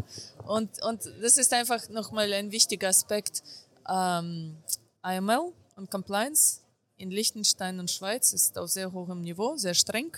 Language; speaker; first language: German; non-native, fluent; Ukrainian